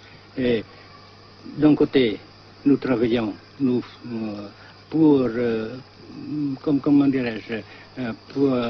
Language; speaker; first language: French; non-native, fluent; Vietnamese